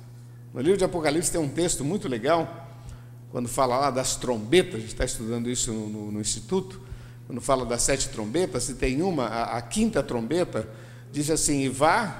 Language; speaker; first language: Portuguese; native; Portuguese